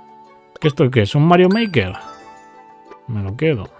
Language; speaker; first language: Spanish; native; Spanish